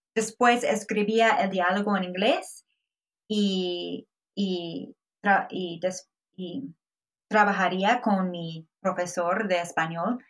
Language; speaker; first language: Spanish; non-native, fluent; English